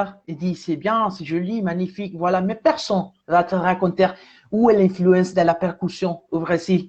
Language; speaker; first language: French; non-native, fluent; Spanish